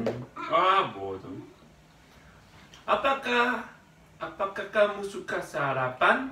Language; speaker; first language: Indonesian; non-native, learner; Spanish